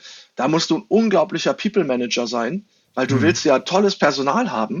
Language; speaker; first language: German; native; German